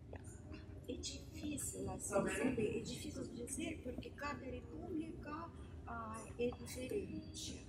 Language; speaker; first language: Portuguese; non-native, fluent; Russian